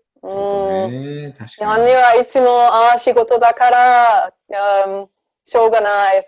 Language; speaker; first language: Japanese; non-native, learner; Danish